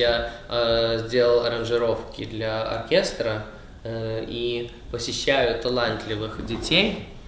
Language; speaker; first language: Russian; early bilingual, heritage; Russian